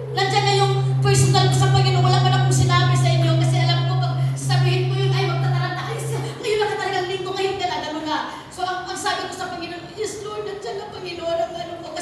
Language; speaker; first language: Filipino; non-native, local second language; Cebuano